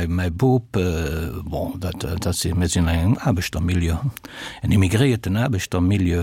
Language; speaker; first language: Luxembourgish; early bilingual, other home language; Italian